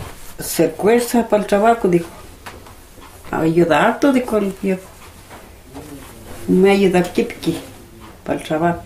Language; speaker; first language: Spanish; non-native, local second language; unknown